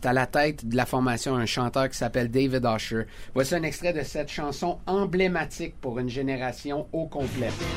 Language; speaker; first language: French; native; French